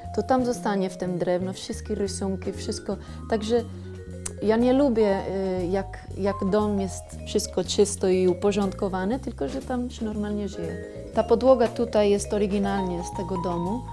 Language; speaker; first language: Polish; non-native, learner; Spanish